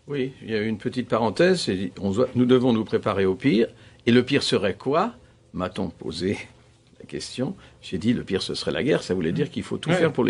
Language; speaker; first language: French; native; French